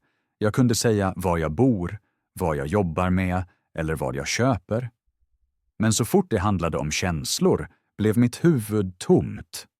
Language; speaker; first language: Swedish; non-native, fluent; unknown